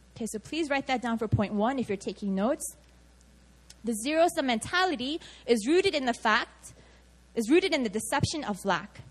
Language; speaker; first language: English; native; English